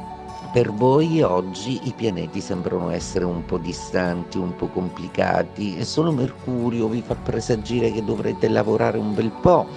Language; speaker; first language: Italian; native; Italian